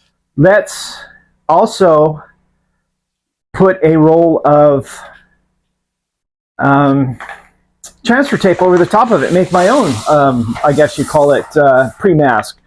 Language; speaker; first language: English; native; English